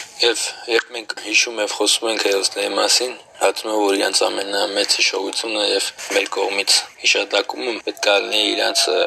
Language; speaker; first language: Armenian; early bilingual, heritage; Armenian